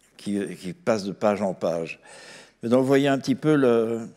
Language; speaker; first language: French; native; French